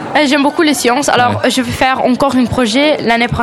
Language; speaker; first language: French; non-native, learner; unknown